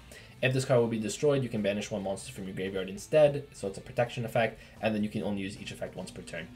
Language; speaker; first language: English; native; English